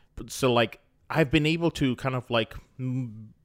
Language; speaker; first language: English; native; English